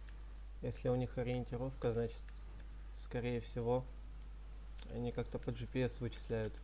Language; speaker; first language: Russian; native; Russian